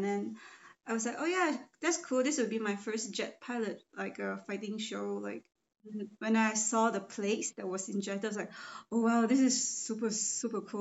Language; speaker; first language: English; non-native, local second language; Chinese